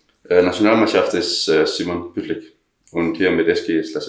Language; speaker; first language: German; non-native, learner; Danish